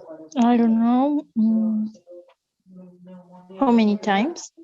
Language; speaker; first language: English; non-native, learner; Spanish